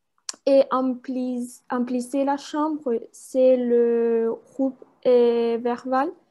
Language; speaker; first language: French; non-native, fluent; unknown